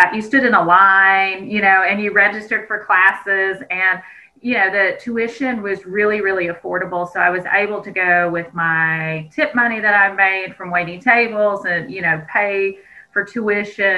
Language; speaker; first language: English; native; English